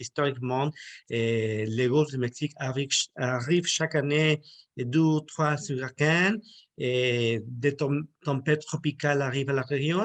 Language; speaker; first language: French; non-native, learner; Spanish